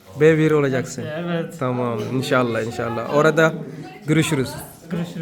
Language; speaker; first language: Turkish; non-native, learner; Arabic